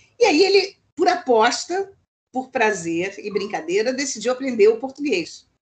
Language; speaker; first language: Portuguese; native; Portuguese